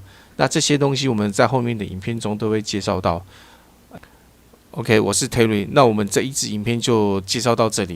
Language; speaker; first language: Chinese; native; Chinese